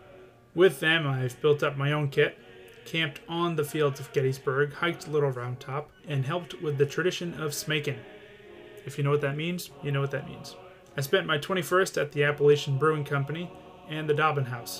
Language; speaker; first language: English; native; English